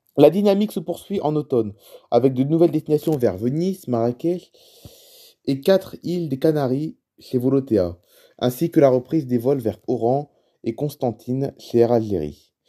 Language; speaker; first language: French; native; French